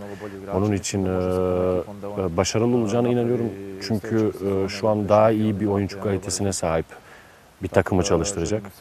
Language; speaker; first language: Turkish; native; Turkish